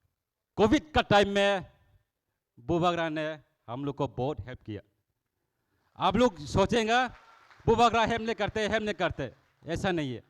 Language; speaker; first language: Hindi; non-native, local second language; Kok Borok